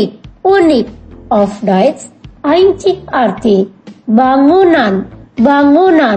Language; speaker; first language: German; non-native, fluent; Indonesian